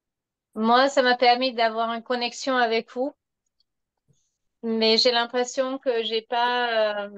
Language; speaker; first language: French; non-native, fluent; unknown